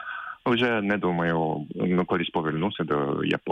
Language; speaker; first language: Ukrainian; non-native, fluent; Japanese